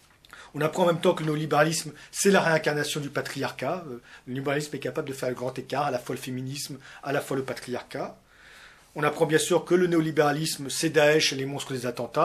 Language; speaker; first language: French; native; French